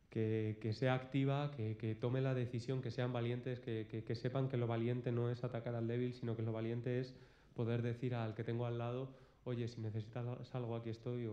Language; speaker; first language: Spanish; native; Spanish